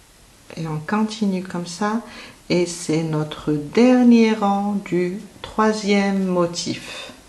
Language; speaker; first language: French; native; French